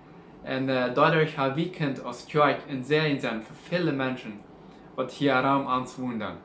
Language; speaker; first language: German; non-native, learner; Plautdietsch